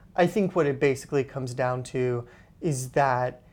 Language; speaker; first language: English; non-native, fluent; Hebrew